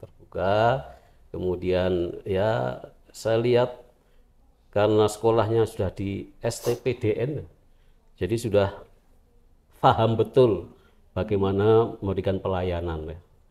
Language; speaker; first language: Indonesian; non-native, local second language; Javanese